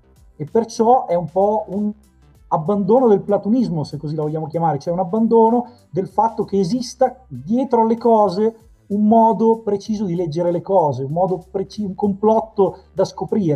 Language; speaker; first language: Italian; native; Italian